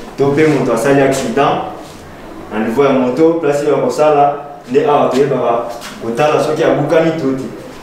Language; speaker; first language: Lingala; native; Lingala